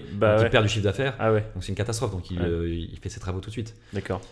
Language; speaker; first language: French; native; French